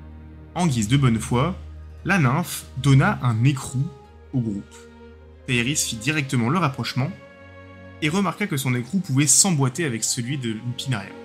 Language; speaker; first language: French; native; French